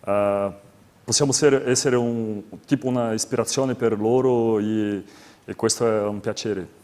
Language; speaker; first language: Italian; non-native, learner; Portuguese